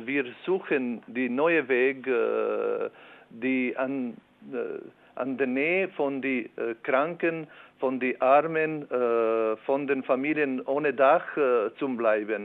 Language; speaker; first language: German; non-native, learner; Albanian